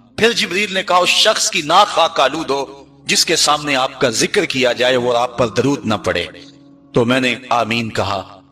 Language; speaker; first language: Urdu; non-native, local second language; Punjabi